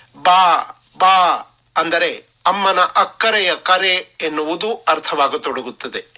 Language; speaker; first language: Kannada; non-native, local second language; Marathi